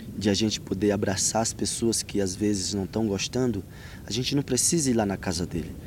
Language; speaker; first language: Portuguese; non-native, local second language; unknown